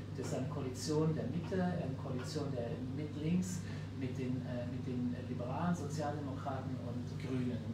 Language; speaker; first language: German; non-native, local second language; Luxembourgish